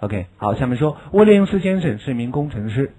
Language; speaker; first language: Chinese; native; Chinese